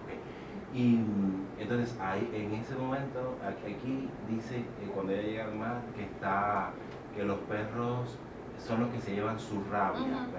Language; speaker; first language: Spanish; native; Spanish